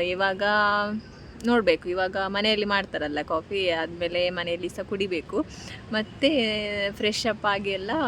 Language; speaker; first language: Kannada; non-native, local second language; Tulu